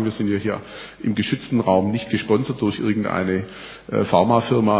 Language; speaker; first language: German; native; German